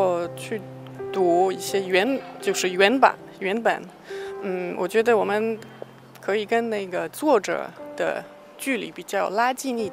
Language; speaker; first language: Chinese; non-native, fluent; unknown